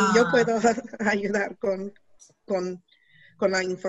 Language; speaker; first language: Spanish; non-native, learner; English